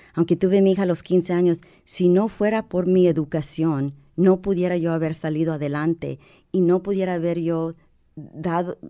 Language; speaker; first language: Spanish; early bilingual, heritage; Spanish